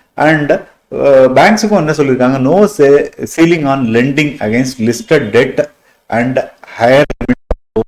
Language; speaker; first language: English; non-native, local second language; Tamil